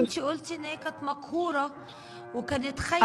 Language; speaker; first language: Arabic; native; Arabic